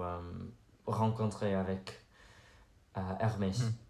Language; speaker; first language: French; non-native, learner; English